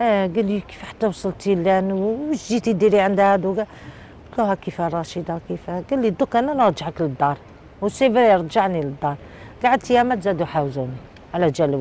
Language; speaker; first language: Arabic; native; Arabic